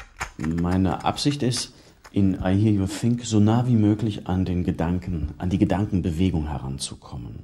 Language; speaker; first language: German; native; German